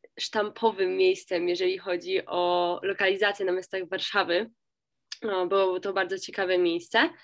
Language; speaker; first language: Polish; non-native, learner; French